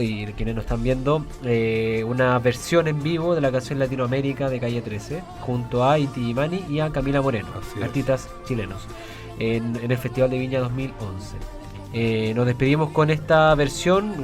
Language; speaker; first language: Spanish; native; Spanish